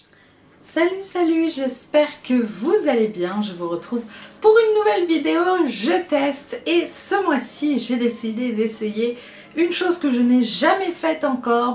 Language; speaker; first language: French; native; French